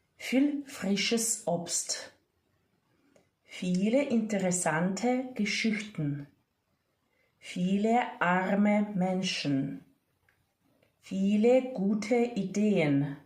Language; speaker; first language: German; non-native, fluent; Ukrainian